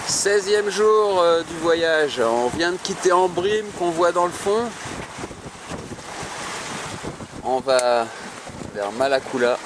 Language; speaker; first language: French; native; French